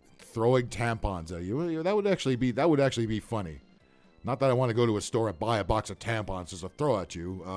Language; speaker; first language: English; native; English